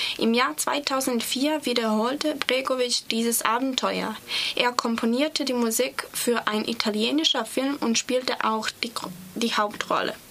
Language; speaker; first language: German; non-native, fluent; Serbian